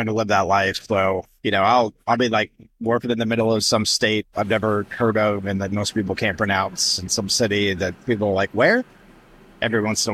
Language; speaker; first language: English; native; English